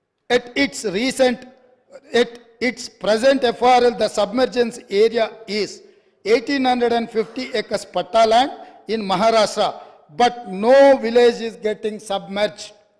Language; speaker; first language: English; non-native, local second language; Telugu